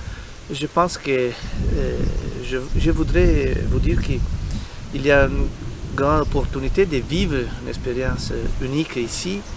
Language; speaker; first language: French; non-native, learner; Italian